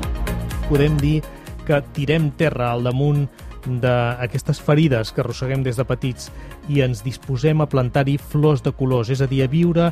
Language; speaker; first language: Catalan; native; Catalan